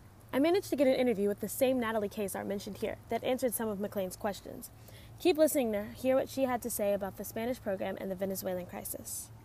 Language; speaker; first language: English; native; English